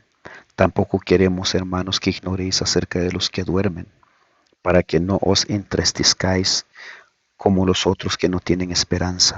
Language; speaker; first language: Spanish; native; Spanish